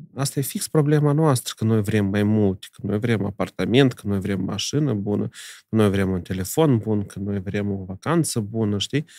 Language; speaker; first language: Romanian; native; Romanian